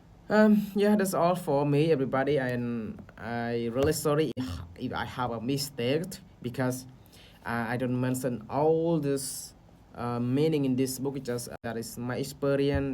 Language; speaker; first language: English; non-native, learner; Khmer